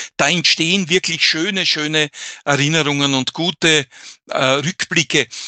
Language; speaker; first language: German; native; German